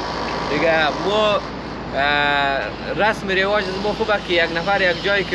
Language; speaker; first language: Persian; native; Persian